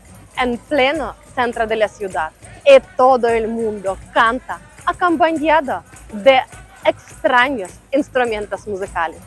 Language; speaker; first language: Spanish; non-native, learner; Ukrainian